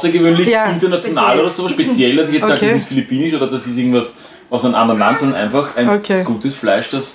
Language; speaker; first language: German; native; German